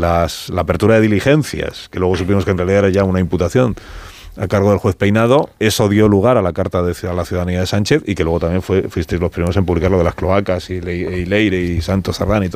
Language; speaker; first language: Spanish; native; Spanish